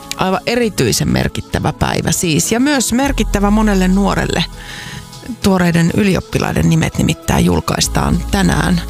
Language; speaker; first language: Finnish; native; Finnish